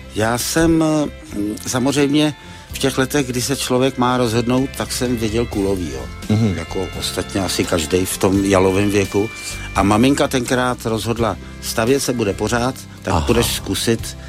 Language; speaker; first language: Czech; native; Czech